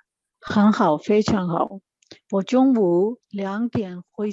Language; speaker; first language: Chinese; non-native, fluent; Urdu